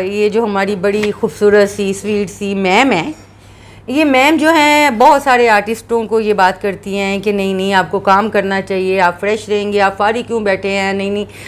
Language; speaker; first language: Urdu; non-native, local second language; Punjabi